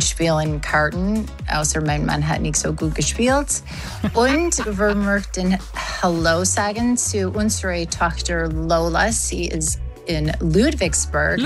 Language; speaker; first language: German; non-native, learner; English